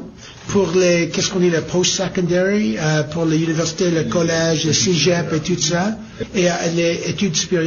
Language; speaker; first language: French; non-native, learner; English